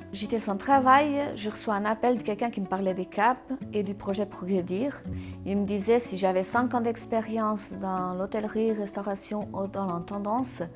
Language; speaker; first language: French; non-native, fluent; Portuguese